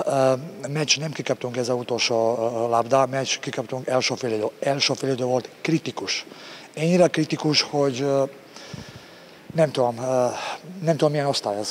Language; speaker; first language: Hungarian; non-native, learner; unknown